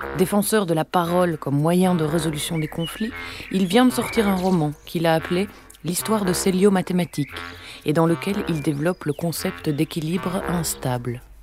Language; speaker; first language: French; native; French